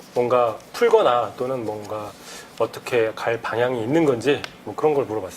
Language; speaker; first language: Korean; native; Korean